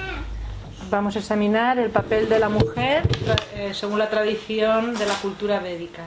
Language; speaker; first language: Spanish; native; Spanish